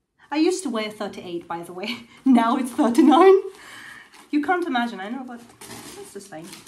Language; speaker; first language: English; non-native, fluent; Azerbaijani